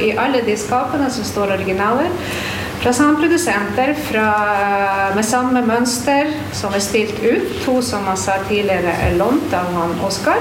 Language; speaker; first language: Norwegian; non-native, fluent; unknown